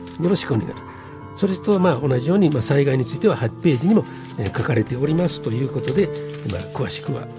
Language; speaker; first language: Japanese; native; Japanese